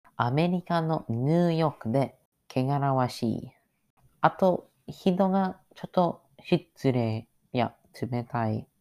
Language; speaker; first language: Japanese; non-native, learner; English